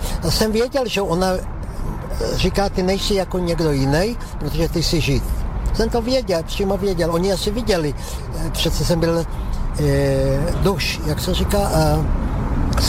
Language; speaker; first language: Czech; non-native, local second language; Slovak